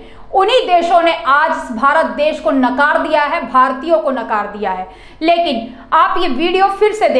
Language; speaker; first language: Hindi; native; Hindi